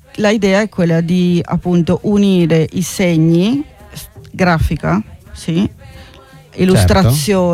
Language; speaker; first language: Italian; non-native, fluent; Spanish